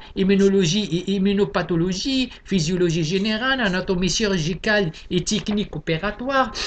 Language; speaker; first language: French; non-native, local second language; Arabic